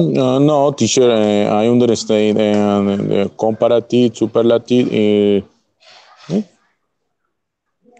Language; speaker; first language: English; non-native, learner; Spanish